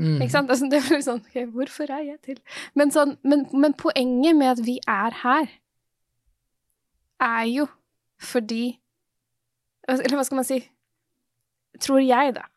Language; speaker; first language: Norwegian; native; Norwegian